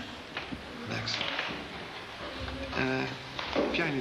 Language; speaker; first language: Greek; non-native, learner; English